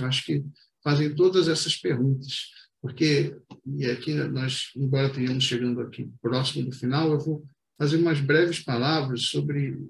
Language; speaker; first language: Portuguese; native; Portuguese